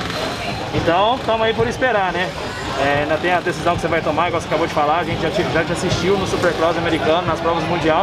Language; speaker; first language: Portuguese; native; Portuguese